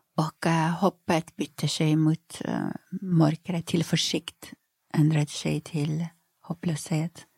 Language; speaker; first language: Swedish; non-native, fluent; Persian